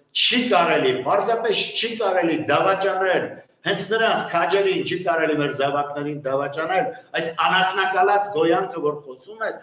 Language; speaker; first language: Armenian; native; Armenian